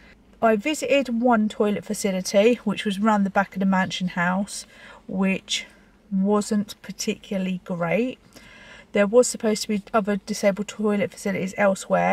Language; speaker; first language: English; native; English